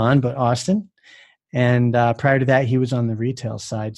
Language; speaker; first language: English; native; English